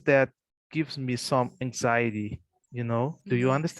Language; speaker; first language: English; non-native, fluent; Portuguese